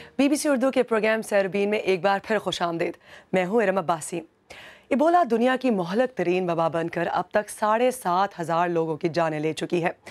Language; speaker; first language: Urdu; native; Urdu